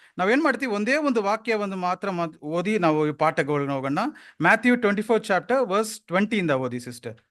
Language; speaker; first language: Kannada; non-native, local second language; Tamil